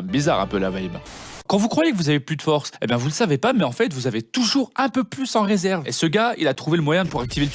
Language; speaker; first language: French; native; French